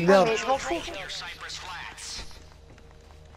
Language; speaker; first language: French; native; French